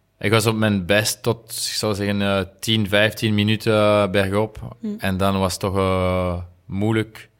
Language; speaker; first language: Dutch; non-native, local second language; French